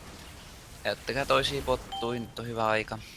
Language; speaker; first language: Finnish; native; Finnish